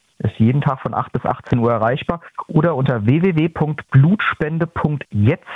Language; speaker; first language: German; native; German